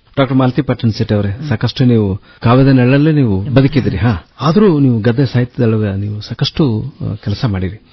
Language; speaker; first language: Kannada; native; Kannada